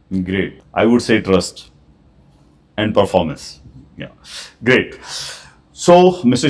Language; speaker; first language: English; non-native, local second language; Hindi